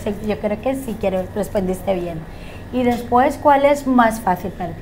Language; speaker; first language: Spanish; non-native, fluent; Filipino